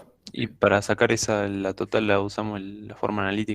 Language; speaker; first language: Spanish; native; Spanish